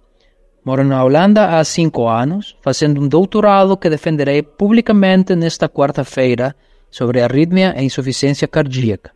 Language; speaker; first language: Portuguese; non-native, fluent; Spanish